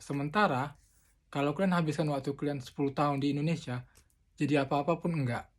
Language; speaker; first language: Indonesian; native; Indonesian